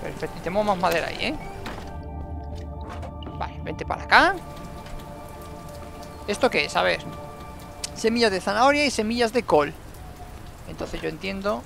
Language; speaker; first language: Spanish; native; Spanish